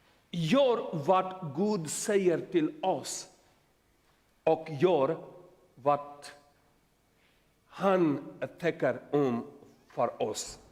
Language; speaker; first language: Swedish; non-native, learner; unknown